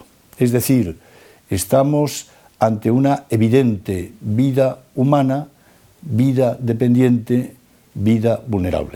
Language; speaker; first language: Spanish; native; Spanish